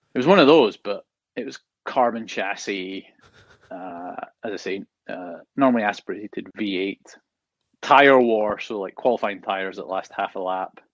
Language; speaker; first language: English; native; English